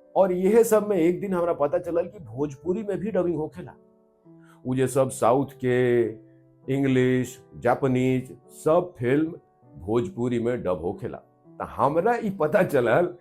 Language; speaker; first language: Bhojpuri; non-native, local second language; Maithili